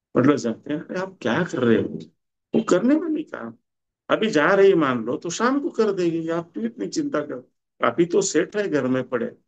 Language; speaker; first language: Hindi; non-native, local second language; Marathi